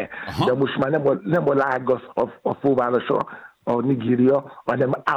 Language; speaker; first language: Hungarian; non-native, fluent; Yoruba